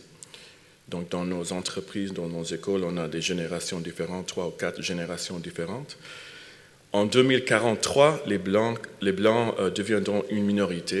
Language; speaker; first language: French; non-native, fluent; English